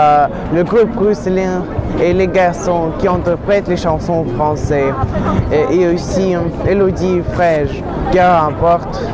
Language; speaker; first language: French; non-native, learner; Russian